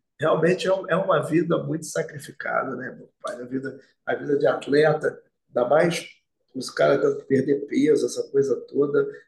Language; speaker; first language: Portuguese; native; Portuguese